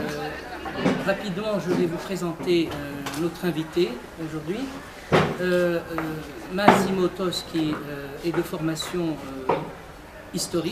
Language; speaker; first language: French; non-native, local second language; Arabic